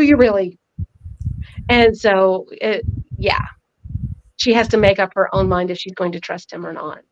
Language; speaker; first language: English; native; English